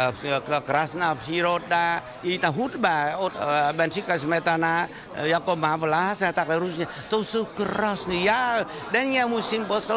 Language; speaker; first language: Czech; non-native, fluent; Vietnamese